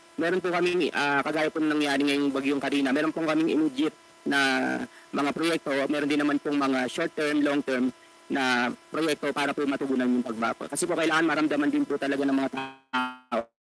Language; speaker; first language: Filipino; native; Filipino